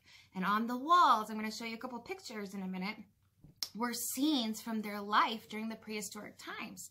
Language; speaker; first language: English; native; English